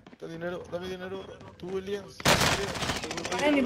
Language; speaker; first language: Spanish; early bilingual, other home language; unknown